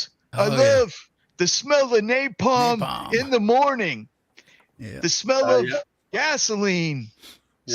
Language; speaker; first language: English; native; English